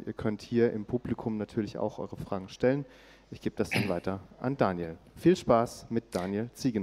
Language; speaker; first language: German; native; German